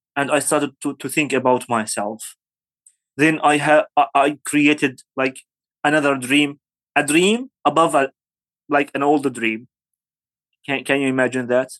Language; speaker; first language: English; non-native, fluent; Arabic